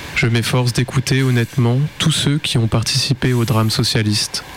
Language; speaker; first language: French; native; French